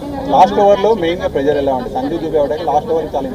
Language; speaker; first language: Telugu; native; Telugu